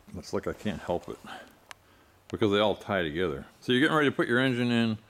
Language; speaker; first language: English; native; English